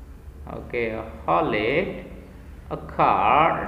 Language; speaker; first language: English; non-native, fluent; Indonesian